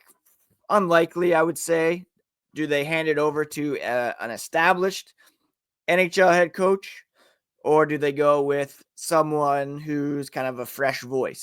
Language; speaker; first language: English; native; English